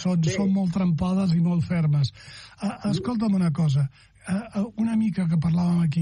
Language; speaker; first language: Catalan; native; Catalan